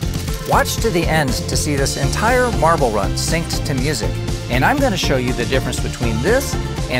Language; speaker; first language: English; native; English